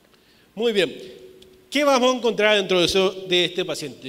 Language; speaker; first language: Spanish; native; Spanish